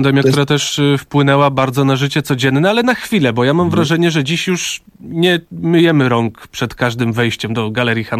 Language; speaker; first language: Polish; native; Polish